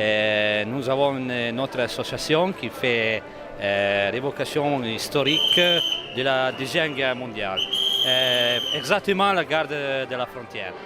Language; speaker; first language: French; non-native, learner; Italian